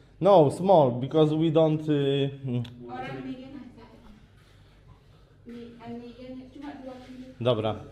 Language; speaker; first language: English; non-native, learner; Polish